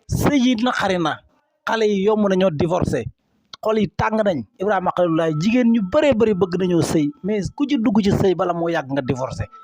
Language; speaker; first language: Wolof; native; Wolof